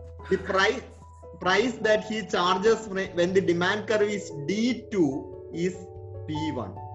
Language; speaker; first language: English; non-native, local second language; Malayalam